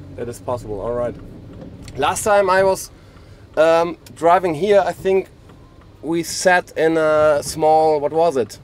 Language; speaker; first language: English; non-native, fluent; German